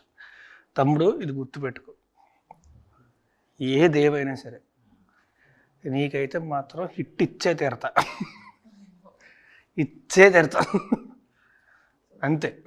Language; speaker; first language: Telugu; native; Telugu